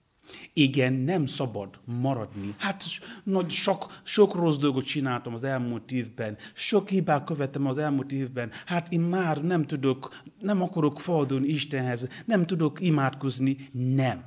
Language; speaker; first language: Hungarian; non-native, learner; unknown